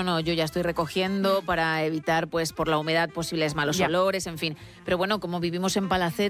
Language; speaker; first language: Spanish; native; Spanish